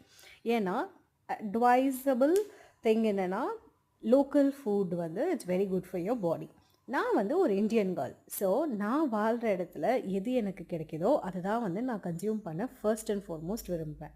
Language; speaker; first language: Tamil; native; Tamil